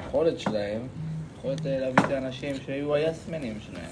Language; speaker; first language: Hebrew; native; Hebrew